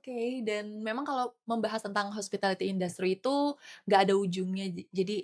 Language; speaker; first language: Indonesian; native; Indonesian